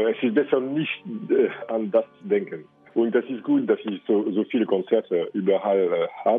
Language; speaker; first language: German; non-native, fluent; French